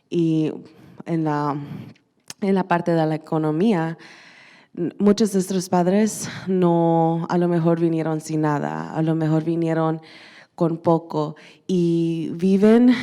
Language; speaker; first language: Spanish; early bilingual, heritage; Spanish